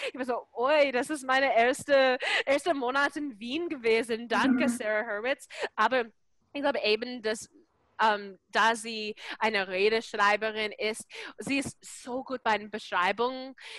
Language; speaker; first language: German; non-native, fluent; English